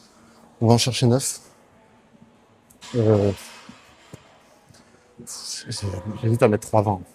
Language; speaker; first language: French; native; French